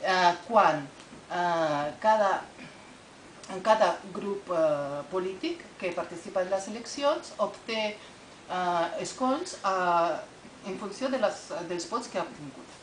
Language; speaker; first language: Catalan; non-native, fluent; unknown